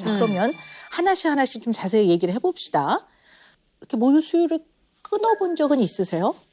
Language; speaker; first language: Korean; native; Korean